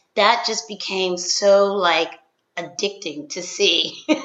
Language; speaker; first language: English; native; English